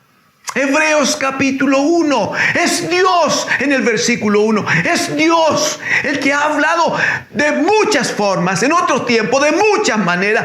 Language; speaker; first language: Spanish; native; Spanish